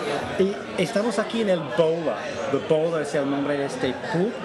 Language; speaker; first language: Spanish; non-native, fluent; English